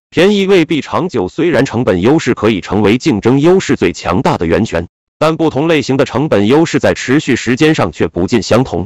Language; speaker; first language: Chinese; native; Chinese